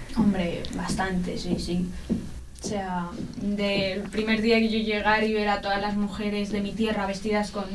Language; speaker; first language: Spanish; early bilingual, other home language; Arabic